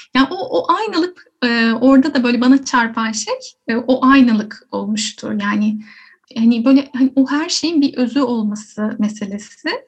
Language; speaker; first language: Turkish; native; Turkish